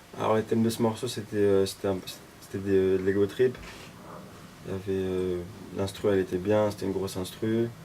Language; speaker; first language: French; native; French